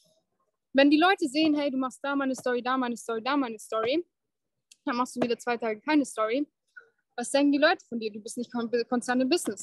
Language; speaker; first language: German; native; German